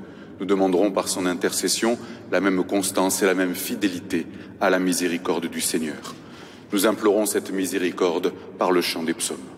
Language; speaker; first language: French; native; French